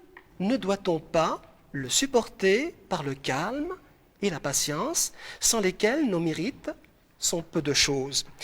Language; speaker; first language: French; non-native, local second language; Arabic